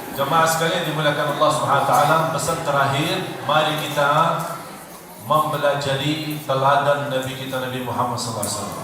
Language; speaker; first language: Indonesian; non-native, fluent; Arabic